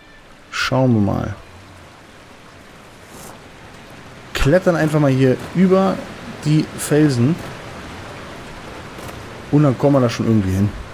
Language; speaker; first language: German; native; German